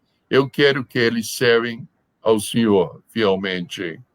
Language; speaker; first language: Portuguese; non-native, fluent; English